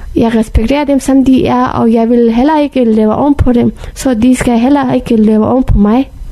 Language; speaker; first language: Danish; non-native, fluent; Persian